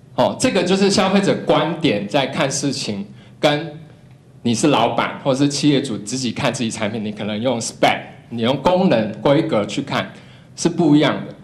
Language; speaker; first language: Chinese; non-native, local second language; Cantonese